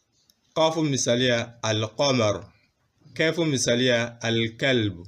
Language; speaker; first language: Arabic; non-native, fluent; Bambara